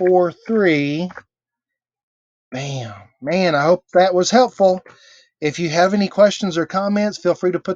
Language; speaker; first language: English; native; English